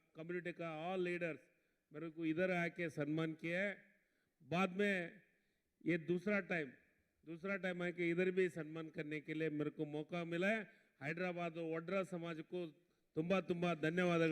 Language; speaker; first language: Hindi; non-native, local second language; Kannada